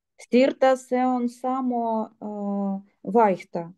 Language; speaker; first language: Finnish; non-native, learner; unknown